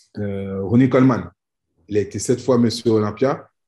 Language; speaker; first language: French; native; French